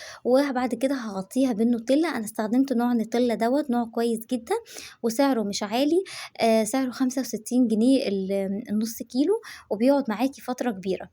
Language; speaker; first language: Arabic; native; Arabic